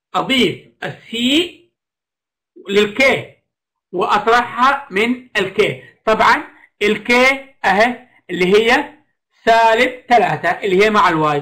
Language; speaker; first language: Arabic; native; Arabic